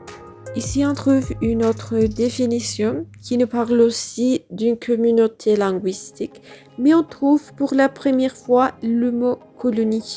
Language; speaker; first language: French; non-native, fluent; Spanish